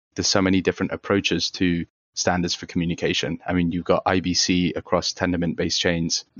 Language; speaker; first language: English; native; English